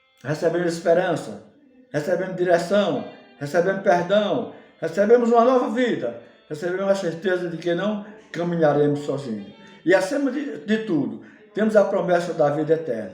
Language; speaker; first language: Portuguese; native; Portuguese